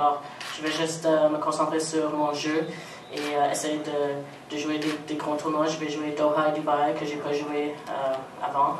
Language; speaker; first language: French; non-native, local second language; English